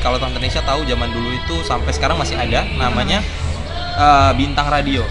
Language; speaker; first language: Indonesian; native; Indonesian